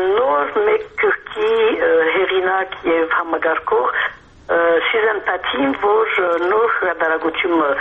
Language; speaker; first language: Armenian; early bilingual, heritage; Armenian